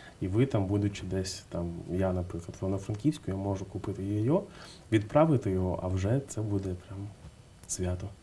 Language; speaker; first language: Ukrainian; native; Ukrainian